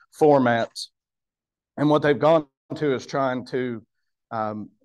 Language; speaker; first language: English; native; English